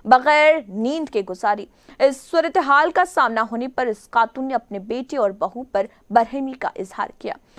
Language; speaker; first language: Urdu; native; Urdu